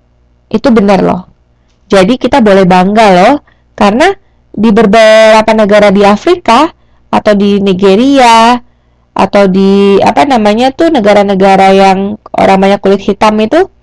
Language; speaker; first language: Indonesian; native; Indonesian